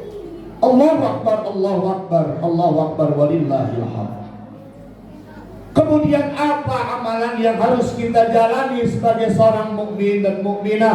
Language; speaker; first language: Indonesian; native; Indonesian